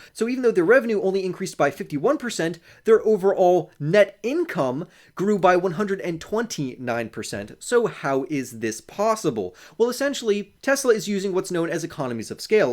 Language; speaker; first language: English; native; English